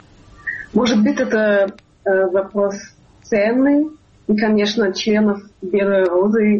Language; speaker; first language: Russian; non-native, fluent; German